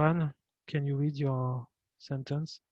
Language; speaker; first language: English; non-native, fluent; French